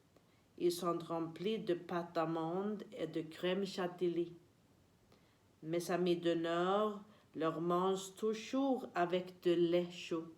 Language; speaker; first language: French; non-native, learner; Swedish